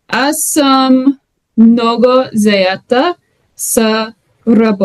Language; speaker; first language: Bulgarian; non-native, learner; English